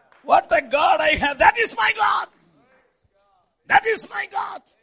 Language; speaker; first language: English; non-native, local second language; Tamil